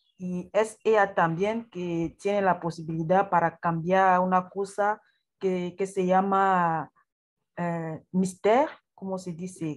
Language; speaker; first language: Spanish; non-native, learner; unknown